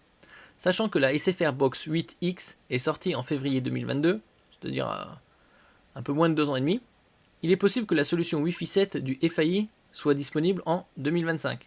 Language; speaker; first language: French; native; French